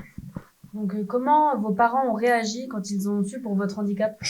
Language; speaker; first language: French; native; French